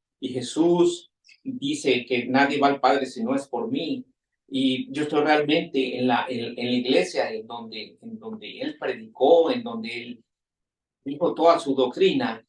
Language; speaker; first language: Spanish; native; Spanish